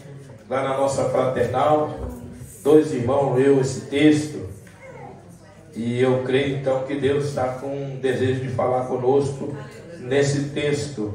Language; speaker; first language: Portuguese; native; Portuguese